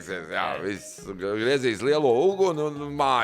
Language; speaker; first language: Latvian; native; Latvian